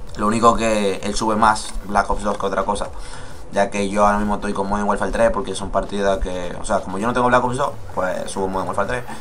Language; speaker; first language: Spanish; native; Spanish